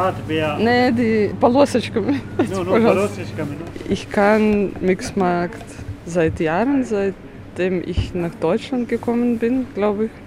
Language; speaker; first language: German; non-native, fluent; Russian